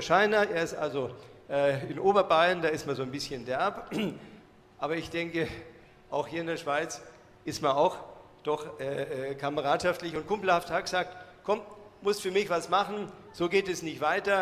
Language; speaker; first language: German; native; German